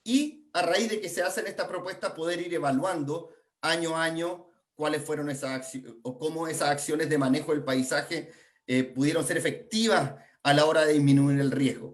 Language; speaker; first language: Spanish; native; Spanish